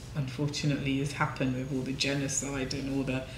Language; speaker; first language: English; native; English